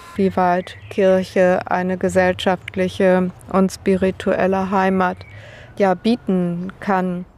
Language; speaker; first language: German; native; German